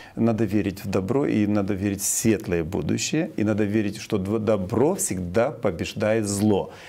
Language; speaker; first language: Russian; non-native, local second language; Romanian